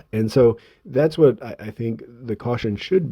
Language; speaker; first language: English; native; English